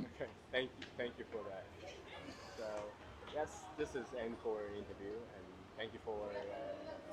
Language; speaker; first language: English; non-native, learner; Japanese